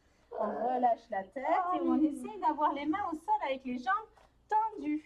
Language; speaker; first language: French; native; French